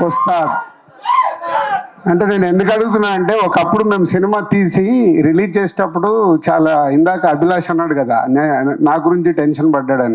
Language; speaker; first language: Telugu; native; Telugu